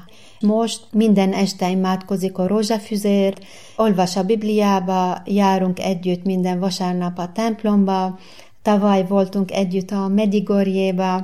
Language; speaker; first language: Hungarian; non-native, learner; Arabic